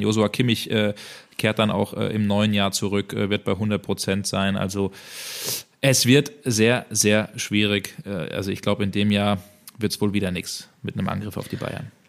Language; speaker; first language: German; native; German